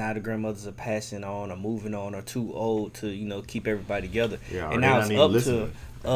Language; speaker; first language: English; native; English